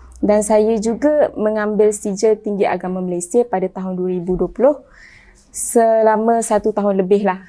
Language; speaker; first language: Malay; early bilingual, other home language; Achinese